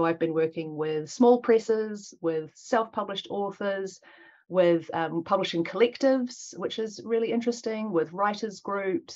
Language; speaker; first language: English; native; English